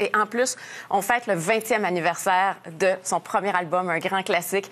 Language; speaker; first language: French; native; French